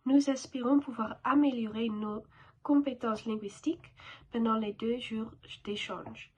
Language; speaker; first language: French; non-native, learner; Dutch